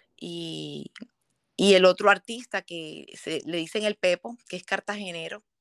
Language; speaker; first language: Spanish; native; Spanish